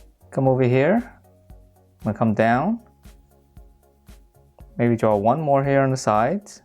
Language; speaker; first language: English; native; English